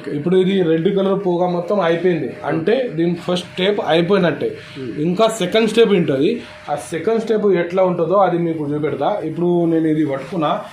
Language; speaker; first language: Telugu; non-native, fluent; Marathi